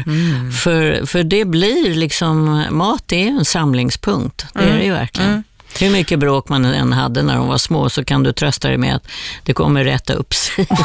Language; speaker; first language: Swedish; native; Swedish